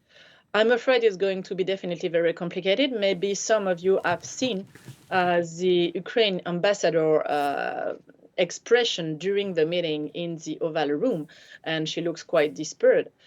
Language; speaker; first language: English; non-native, fluent; French